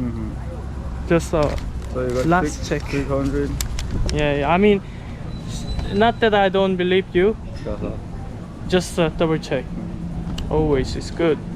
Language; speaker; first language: English; non-native, learner; Korean